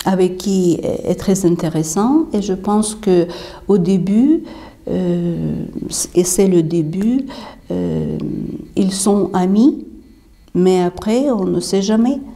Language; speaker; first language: French; non-native, fluent; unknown